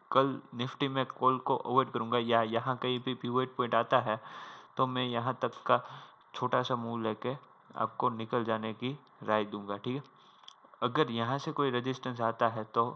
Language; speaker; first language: Hindi; non-native, local second language; Gujarati